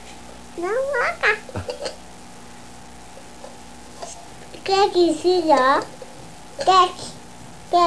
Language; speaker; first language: Japanese; native; Japanese